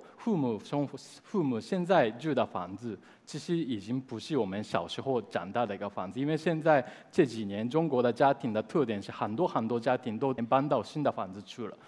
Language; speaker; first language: Chinese; non-native, fluent; Japanese